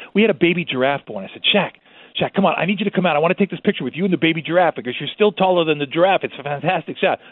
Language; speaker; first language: English; early bilingual, other home language; Spanish